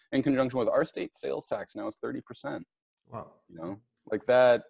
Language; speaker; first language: English; native; English